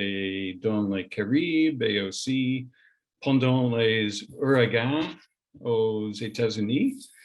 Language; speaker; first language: French; non-native, learner; English